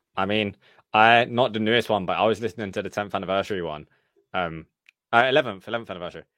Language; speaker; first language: English; native; English